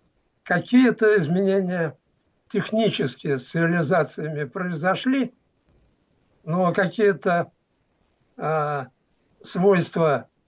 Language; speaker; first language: Russian; native; Russian